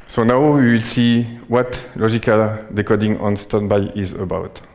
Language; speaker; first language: English; non-native, fluent; French